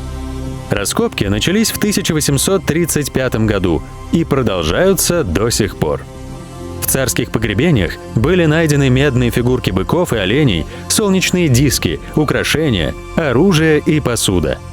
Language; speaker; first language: Russian; native; Russian